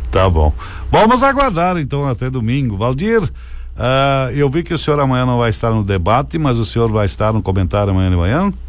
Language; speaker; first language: Portuguese; native; Portuguese